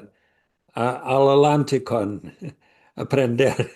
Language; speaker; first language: Spanish; non-native, learner; English